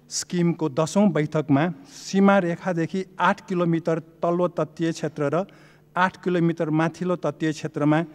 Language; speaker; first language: Nepali; non-native, local second language; Newari